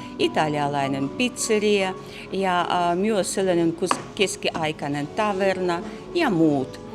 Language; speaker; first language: Finnish; non-native, fluent; Russian